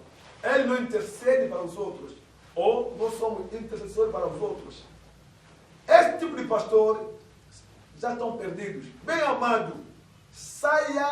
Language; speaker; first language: Portuguese; non-native, fluent; Lingala